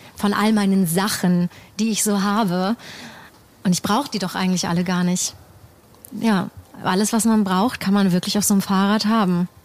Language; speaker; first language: German; native; German